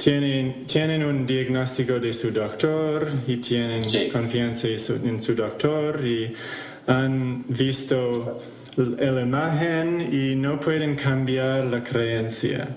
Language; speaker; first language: Spanish; non-native, fluent; English